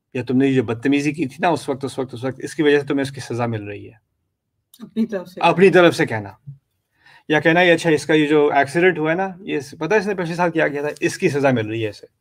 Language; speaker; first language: Urdu; native; Urdu